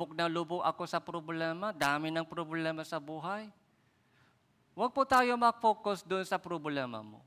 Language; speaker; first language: Filipino; non-native, fluent; Korean